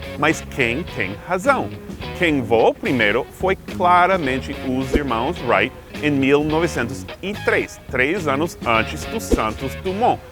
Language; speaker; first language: Portuguese; non-native, fluent; English